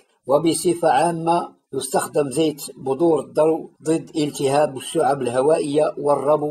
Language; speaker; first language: Arabic; native; Arabic